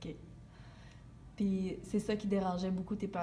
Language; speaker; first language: French; native; French